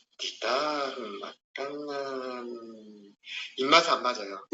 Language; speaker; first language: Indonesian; non-native, learner; Korean